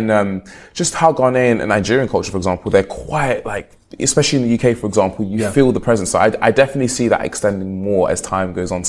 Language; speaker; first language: English; native; English